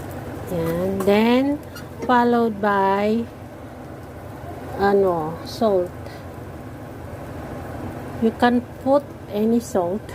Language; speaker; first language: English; non-native, local second language; Filipino